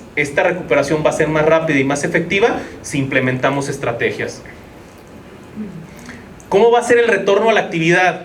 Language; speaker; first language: Spanish; native; Spanish